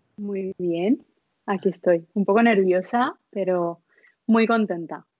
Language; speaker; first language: Spanish; early bilingual, other home language; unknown